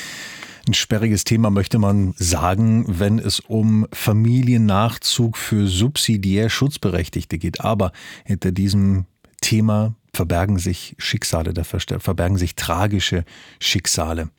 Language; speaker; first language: German; native; German